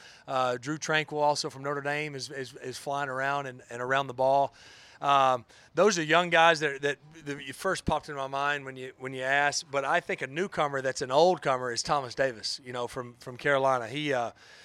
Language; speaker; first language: English; native; English